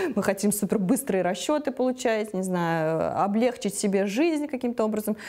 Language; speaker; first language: Russian; native; Russian